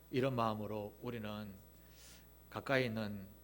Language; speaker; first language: Korean; native; Korean